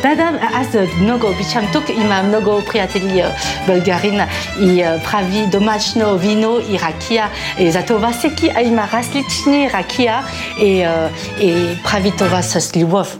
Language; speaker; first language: Bulgarian; non-native, learner; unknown